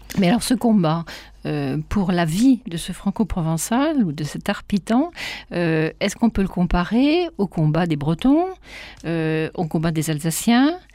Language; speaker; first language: French; native; French